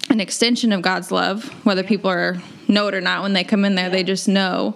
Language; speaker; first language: English; native; English